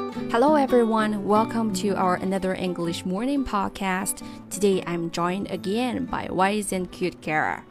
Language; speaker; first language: English; non-native, fluent; Chinese